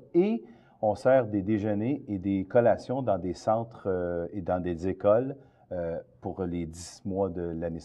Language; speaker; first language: French; native; French